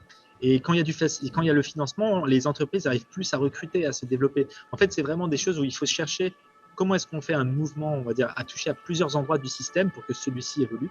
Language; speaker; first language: French; native; French